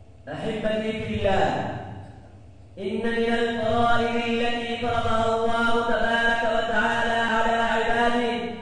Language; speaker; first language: Arabic; non-native, fluent; Urdu